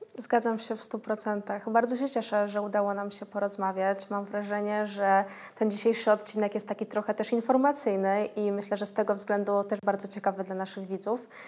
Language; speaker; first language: Polish; native; Polish